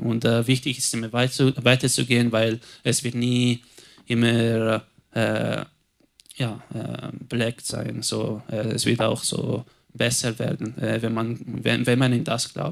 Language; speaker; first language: German; non-native, local second language; Italian